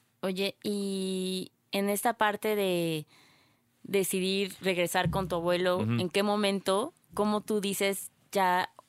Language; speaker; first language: Spanish; native; Spanish